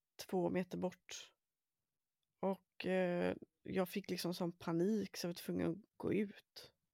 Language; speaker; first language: Swedish; native; Swedish